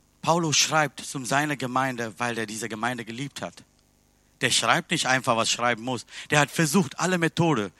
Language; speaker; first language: German; non-native, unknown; Tamil